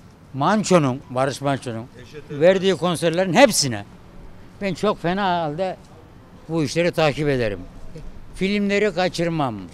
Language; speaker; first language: Turkish; native; Turkish